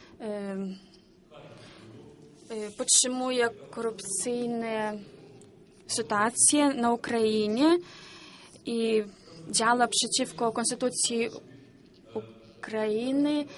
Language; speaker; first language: Polish; non-native, learner; Ukrainian